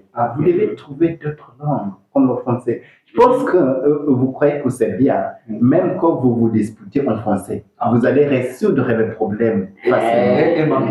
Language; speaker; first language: French; non-native, learner; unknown